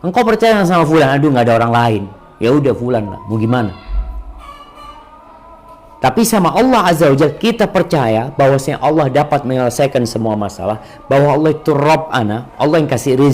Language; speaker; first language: Indonesian; native; Indonesian